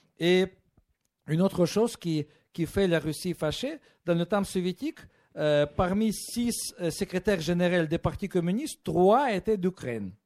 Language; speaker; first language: French; non-native, fluent; Russian